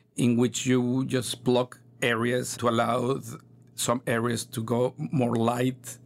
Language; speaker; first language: English; non-native, fluent; Spanish